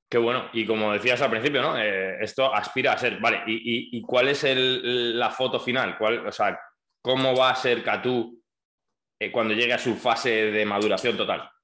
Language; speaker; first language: Spanish; native; Spanish